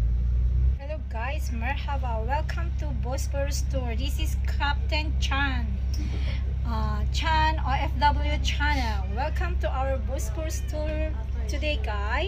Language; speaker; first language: English; non-native, local second language; Filipino